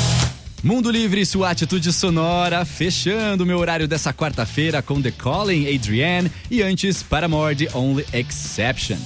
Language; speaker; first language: Portuguese; native; Portuguese